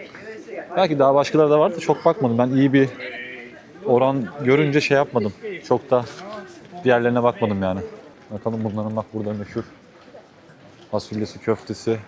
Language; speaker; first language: Turkish; native; Turkish